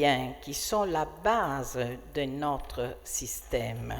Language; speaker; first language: French; non-native, fluent; Italian